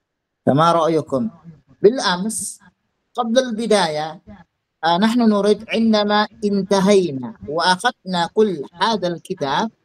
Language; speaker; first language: Arabic; non-native, fluent; Indonesian